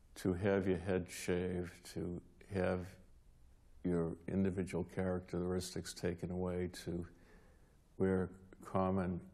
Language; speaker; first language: English; native; English